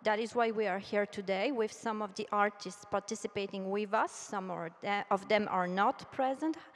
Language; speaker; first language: English; non-native, fluent; Polish